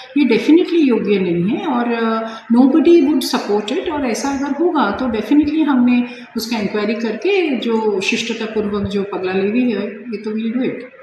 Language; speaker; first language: Hindi; non-native, local second language; Bangla